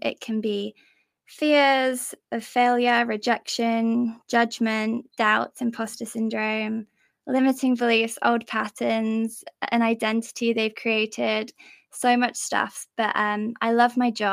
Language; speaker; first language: English; native; English